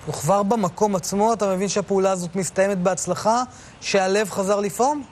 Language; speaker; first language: Hebrew; native; Hebrew